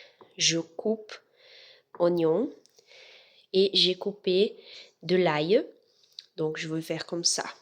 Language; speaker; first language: French; non-native, learner; Spanish